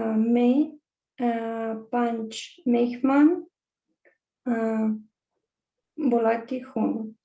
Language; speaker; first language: Hindi; non-native, learner; Russian